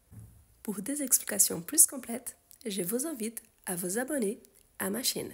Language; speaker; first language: French; non-native, fluent; Portuguese